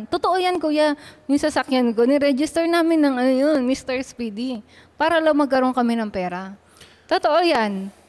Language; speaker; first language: Filipino; native; Filipino